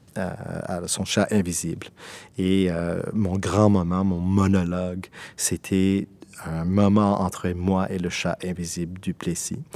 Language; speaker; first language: French; non-native, local second language; English